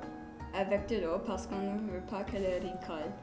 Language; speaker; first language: French; non-native, fluent; English